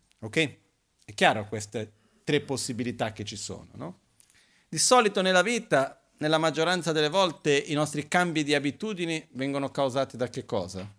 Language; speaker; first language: Italian; non-native, fluent; Portuguese